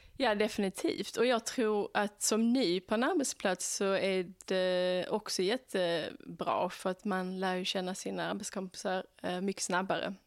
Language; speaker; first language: Swedish; native; Swedish